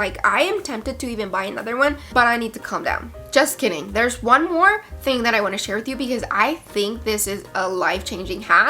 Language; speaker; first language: English; native; English